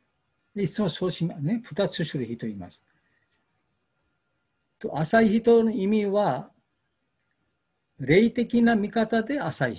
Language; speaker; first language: Japanese; non-native, learner; Bangla